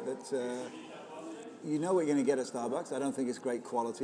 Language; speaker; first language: English; native; English